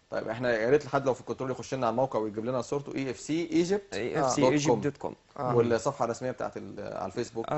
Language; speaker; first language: Arabic; native; Arabic